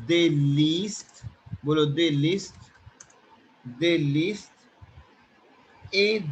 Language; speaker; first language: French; non-native, fluent; Hindi